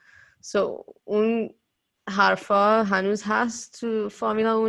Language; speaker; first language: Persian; early bilingual, heritage; Persian